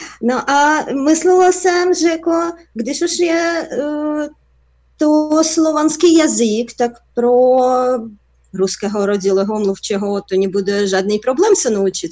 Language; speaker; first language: Czech; non-native, fluent; Russian